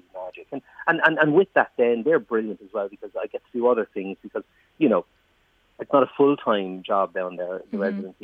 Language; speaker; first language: English; native; English